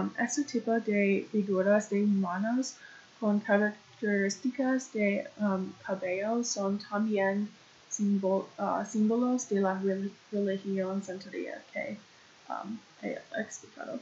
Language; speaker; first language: Spanish; non-native, learner; English